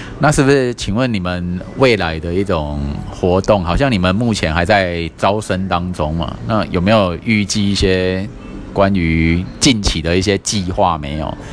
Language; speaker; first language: Chinese; native; Chinese